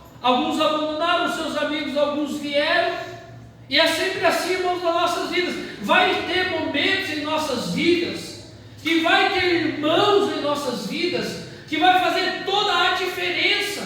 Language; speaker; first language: Portuguese; native; Portuguese